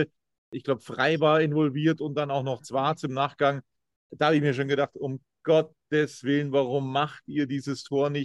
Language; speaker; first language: German; native; German